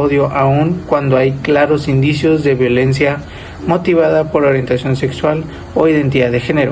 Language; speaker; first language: Spanish; native; Spanish